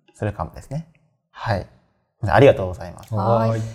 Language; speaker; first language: Japanese; native; Japanese